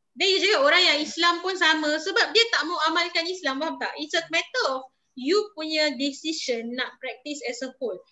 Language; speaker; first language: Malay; native; Malay